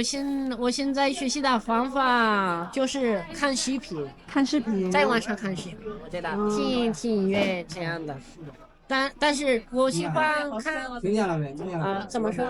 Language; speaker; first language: Chinese; non-native, learner; Spanish